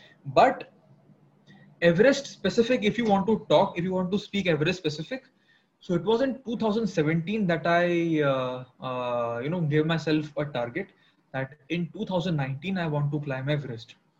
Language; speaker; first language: English; non-native, local second language; Hindi